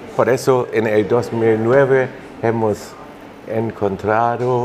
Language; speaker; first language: Spanish; non-native, fluent; German